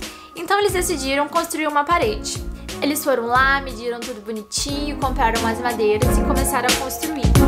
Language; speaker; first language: Portuguese; native; Portuguese